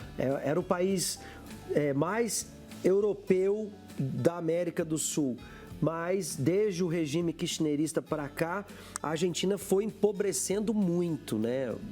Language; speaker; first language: Portuguese; native; Portuguese